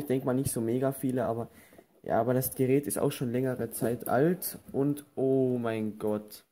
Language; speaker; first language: German; native; German